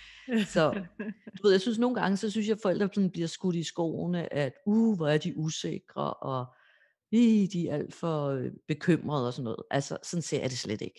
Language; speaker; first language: Danish; native; Danish